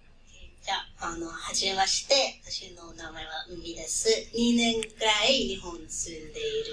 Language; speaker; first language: Japanese; non-native, learner; English